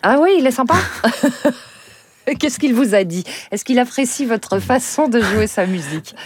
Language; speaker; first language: French; native; French